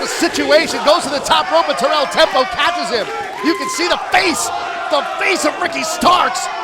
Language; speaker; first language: English; native; English